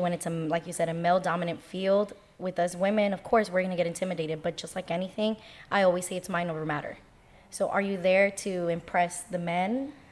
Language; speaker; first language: English; native; English